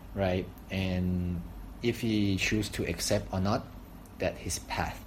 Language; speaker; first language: English; non-native, fluent; Thai